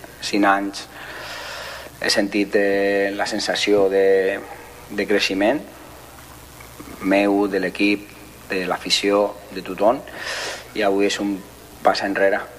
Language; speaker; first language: Catalan; non-native, fluent; Spanish